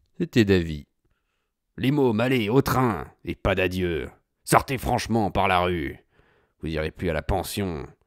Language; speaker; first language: French; native; French